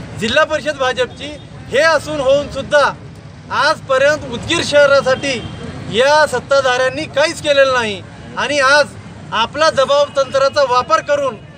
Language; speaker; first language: Marathi; native; Marathi